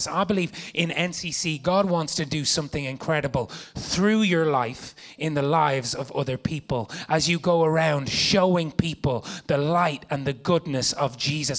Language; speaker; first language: English; native; English